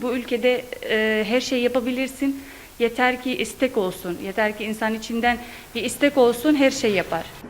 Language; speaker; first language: Turkish; non-native, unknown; Arabic